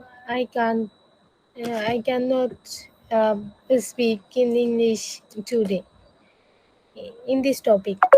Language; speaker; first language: English; non-native, learner; Bangla